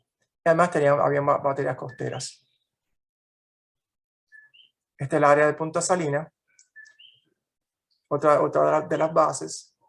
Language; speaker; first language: Spanish; native; Spanish